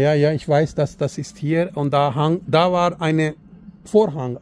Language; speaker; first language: German; non-native, learner; Urdu